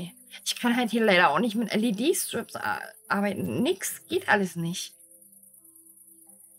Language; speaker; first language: German; native; German